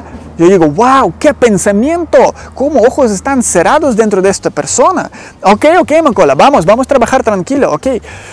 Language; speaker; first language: Spanish; non-native, learner; Ukrainian